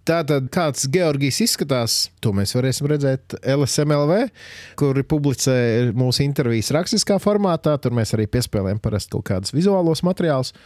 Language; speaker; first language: Latvian; native; Latvian